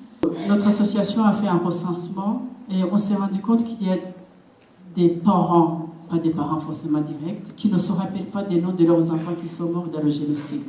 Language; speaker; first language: French; non-native, local second language; Kinyarwanda